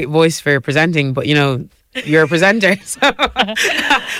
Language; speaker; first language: English; native; English